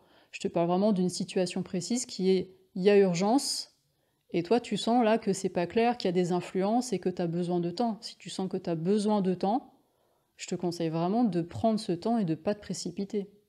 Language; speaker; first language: French; native; French